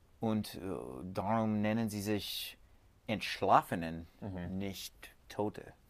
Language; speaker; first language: German; non-native, learner; English